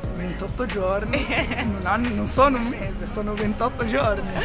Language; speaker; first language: Italian; early bilingual, other home language; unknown